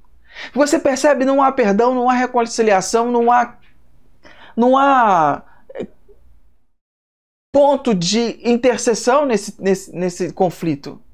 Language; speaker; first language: Portuguese; native; Portuguese